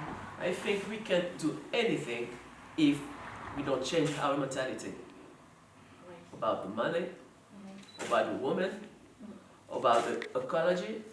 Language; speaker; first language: English; non-native, learner; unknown